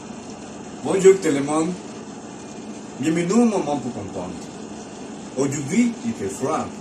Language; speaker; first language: French; non-native, learner; Spanish